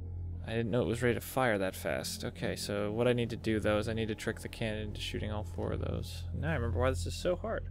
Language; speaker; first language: English; native; English